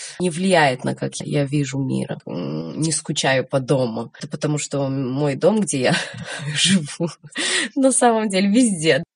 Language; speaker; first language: Russian; non-native, local second language; Romanian